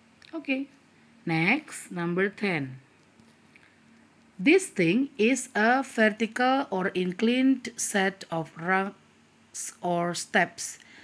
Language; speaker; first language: English; non-native, fluent; Indonesian